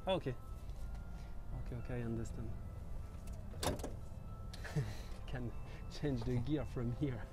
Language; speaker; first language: English; non-native, learner; French